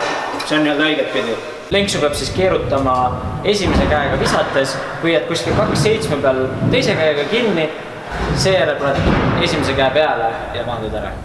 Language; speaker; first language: Estonian; native; Estonian